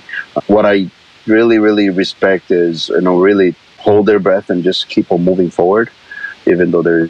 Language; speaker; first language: English; non-native, fluent; Spanish